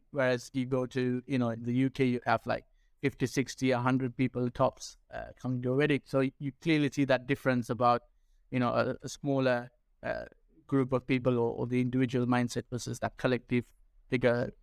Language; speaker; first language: English; non-native, local second language; Sinhala